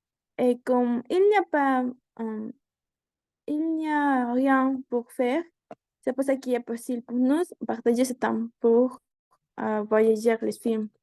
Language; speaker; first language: French; non-native, learner; Spanish